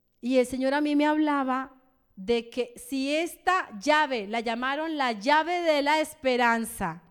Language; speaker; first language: Spanish; native; Spanish